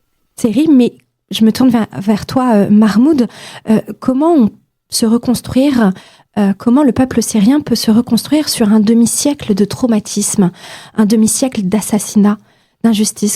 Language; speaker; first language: French; native; French